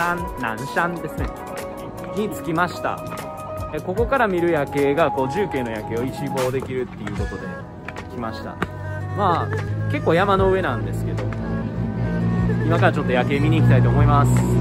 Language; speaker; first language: Japanese; native; Japanese